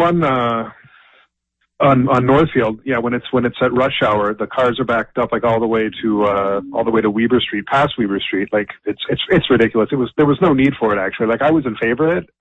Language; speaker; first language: English; native; English